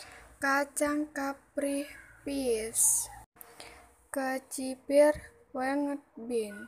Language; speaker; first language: Indonesian; native; Indonesian